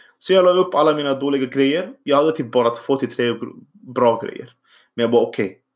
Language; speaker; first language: Swedish; early bilingual, other home language; Arabic